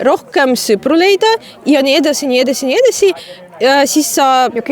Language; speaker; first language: Estonian; non-native, fluent; Russian